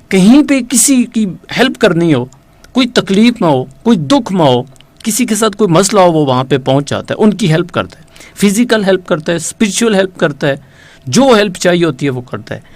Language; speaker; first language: Urdu; native; Urdu